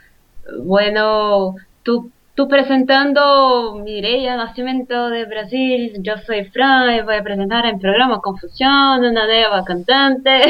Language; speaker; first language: Spanish; non-native, fluent; Portuguese